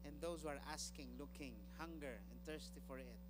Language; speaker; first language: English; non-native, local second language; Filipino